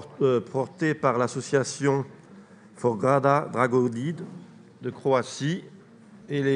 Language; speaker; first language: French; native; French